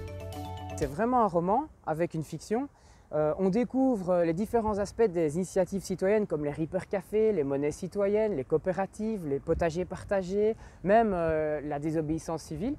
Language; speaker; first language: French; native; French